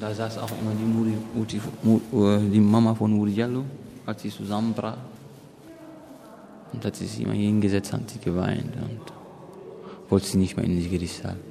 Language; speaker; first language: German; non-native, fluent; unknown